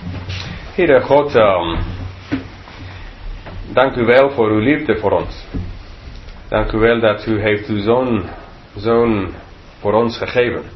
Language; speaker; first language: Dutch; non-native, fluent; English